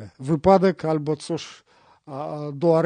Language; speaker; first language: Polish; non-native, learner; Russian